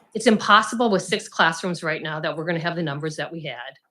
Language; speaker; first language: English; native; English